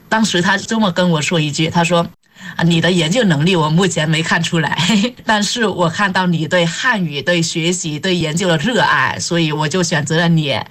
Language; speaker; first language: Chinese; non-native, fluent; Vietnamese